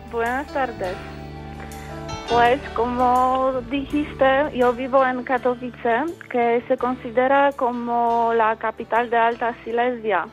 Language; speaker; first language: Spanish; non-native, fluent; Polish